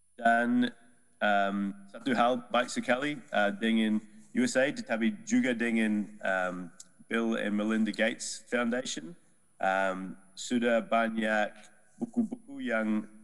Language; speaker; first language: Indonesian; non-native, learner; Dutch